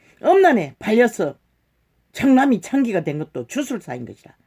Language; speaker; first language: Korean; native; Korean